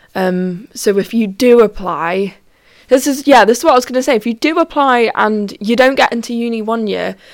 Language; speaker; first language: English; native; English